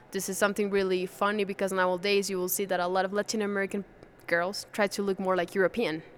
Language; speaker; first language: English; non-native, fluent; Spanish